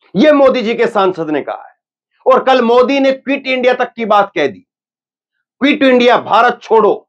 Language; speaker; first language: Hindi; native; Hindi